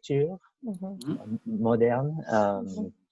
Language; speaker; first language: French; non-native, fluent; English